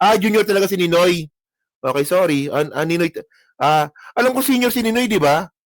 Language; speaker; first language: Filipino; non-native, local second language; Hiligaynon